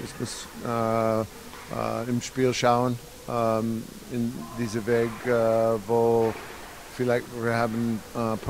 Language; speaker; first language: German; non-native, learner; English